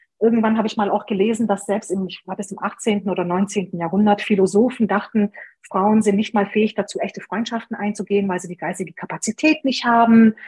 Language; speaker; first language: German; early bilingual, other home language; Hungarian